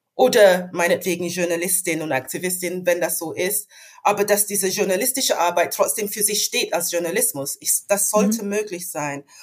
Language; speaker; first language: German; non-native, fluent; English